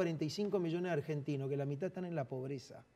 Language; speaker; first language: Spanish; native; Spanish